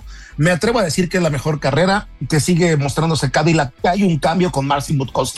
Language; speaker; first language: Spanish; native; Spanish